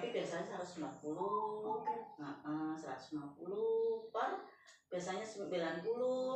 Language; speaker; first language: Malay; non-native, local second language; Javanese